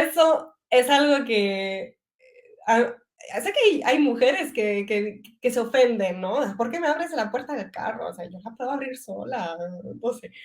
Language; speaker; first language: Spanish; early bilingual, heritage; French